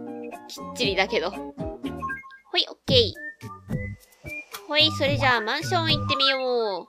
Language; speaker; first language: Japanese; native; Japanese